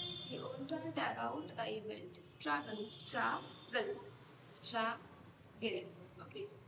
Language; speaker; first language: English; non-native, local second language; Bangla